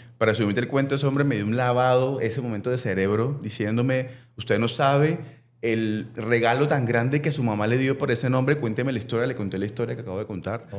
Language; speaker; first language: Spanish; native; Spanish